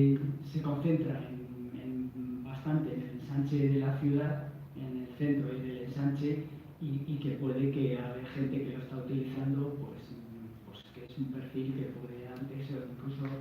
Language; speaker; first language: Spanish; native; Spanish